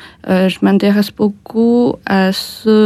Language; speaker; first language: French; non-native, fluent; Chinese